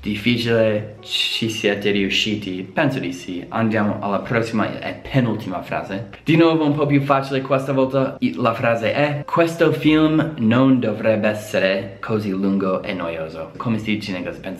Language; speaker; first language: Italian; non-native, fluent; English